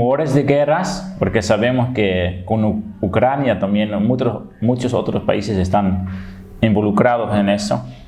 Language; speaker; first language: Spanish; non-native, fluent; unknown